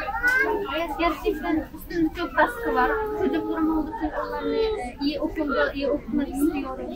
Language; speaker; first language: Turkish; non-native, learner; Uyghur